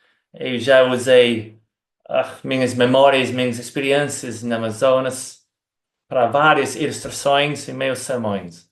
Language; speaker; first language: Portuguese; non-native, fluent; English